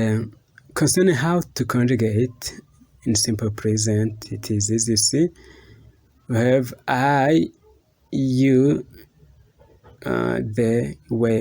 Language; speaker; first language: English; non-native, fluent; Rundi